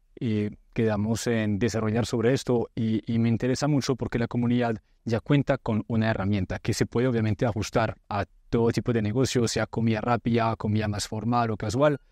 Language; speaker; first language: Spanish; non-native, fluent; French